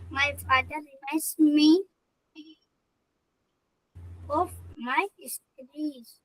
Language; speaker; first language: English; non-native, learner; Hindi